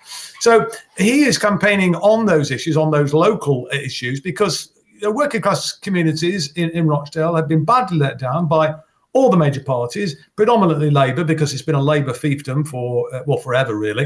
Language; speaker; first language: English; native; English